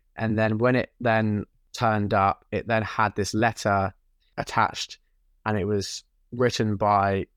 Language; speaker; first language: English; native; English